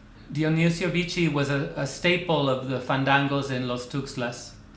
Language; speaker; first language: English; native; English